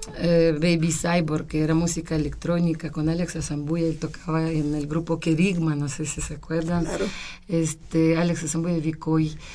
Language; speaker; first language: Spanish; non-native, fluent; Russian